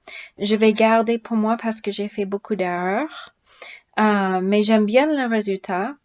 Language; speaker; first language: French; non-native, learner; English